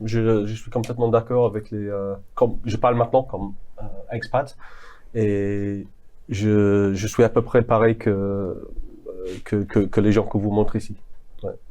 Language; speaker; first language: French; non-native, fluent; English